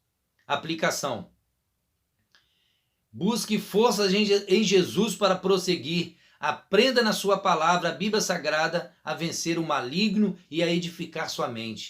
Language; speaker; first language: Portuguese; native; Portuguese